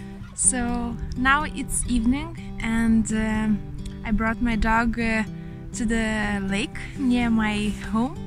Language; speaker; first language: English; non-native, learner; Lithuanian